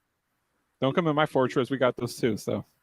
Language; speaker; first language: English; native; English